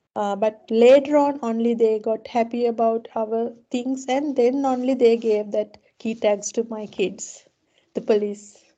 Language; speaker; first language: English; non-native, local second language; Sinhala